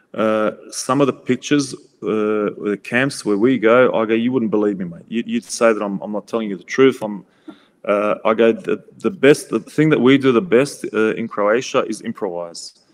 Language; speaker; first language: English; native; English